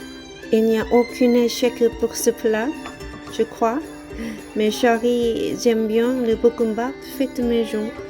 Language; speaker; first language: French; non-native, learner; Korean